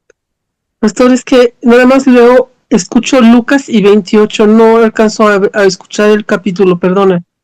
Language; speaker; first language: Spanish; native; Spanish